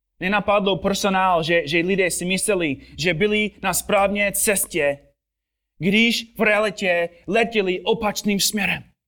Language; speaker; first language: Czech; non-native, fluent; English